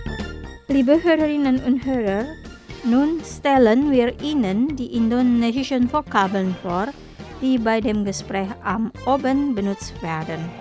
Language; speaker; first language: German; non-native, fluent; Indonesian